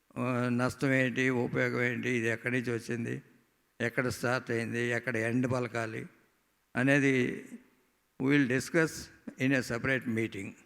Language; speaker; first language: Telugu; native; Telugu